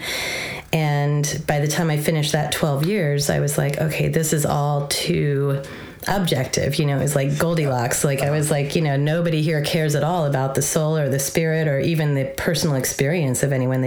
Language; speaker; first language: English; native; English